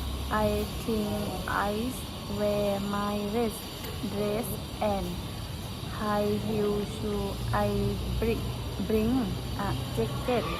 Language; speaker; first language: English; non-native, learner; Thai